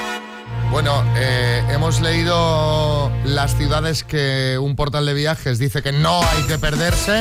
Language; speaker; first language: Spanish; native; Spanish